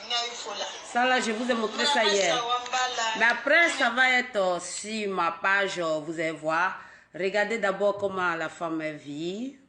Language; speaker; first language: French; non-native, local second language; Dyula